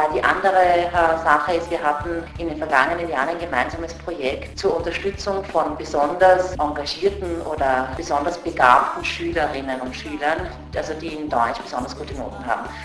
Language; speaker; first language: German; native; German